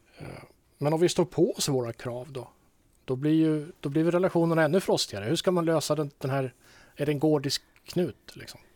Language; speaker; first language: Swedish; native; Swedish